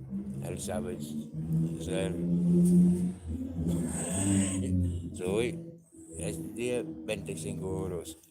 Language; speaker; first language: Spanish; non-native, learner; English